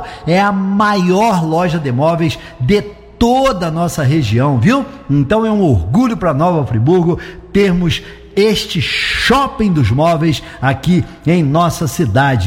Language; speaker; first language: Portuguese; native; Portuguese